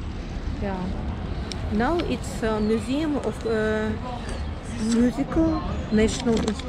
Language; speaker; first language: English; non-native, fluent; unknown